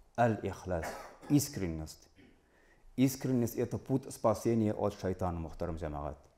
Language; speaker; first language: Russian; non-native, local second language; Tatar